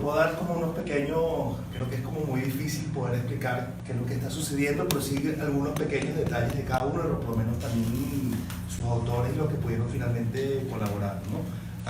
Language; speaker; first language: Spanish; native; Spanish